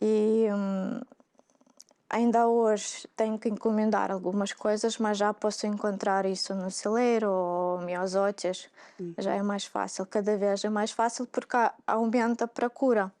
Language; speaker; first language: Portuguese; non-native, fluent; Russian